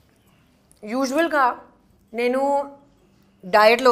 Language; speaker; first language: Telugu; non-native, learner; Hindi